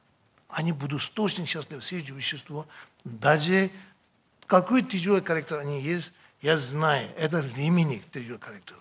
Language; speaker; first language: Russian; non-native, learner; Tibetan